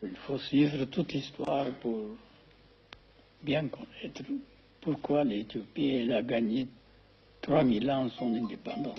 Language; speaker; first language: French; non-native, fluent; Amharic